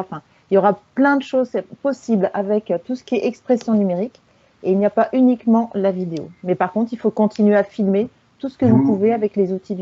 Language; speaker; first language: French; native; French